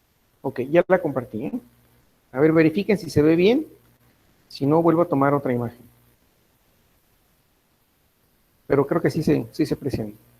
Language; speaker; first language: Spanish; native; Spanish